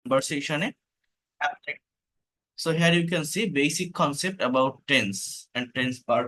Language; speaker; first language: English; non-native, fluent; Bangla